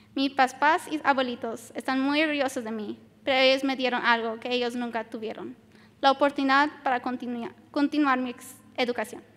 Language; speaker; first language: Spanish; early bilingual, heritage; Spanish